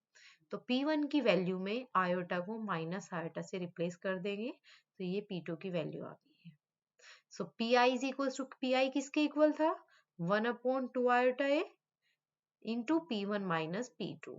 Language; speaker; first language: Hindi; native; Hindi